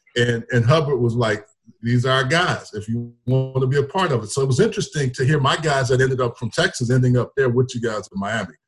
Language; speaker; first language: English; native; English